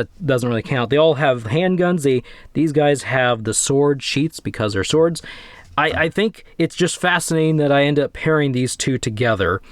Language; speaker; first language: English; native; English